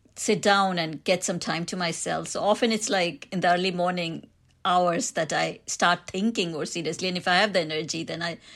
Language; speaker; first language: English; non-native, local second language; Hindi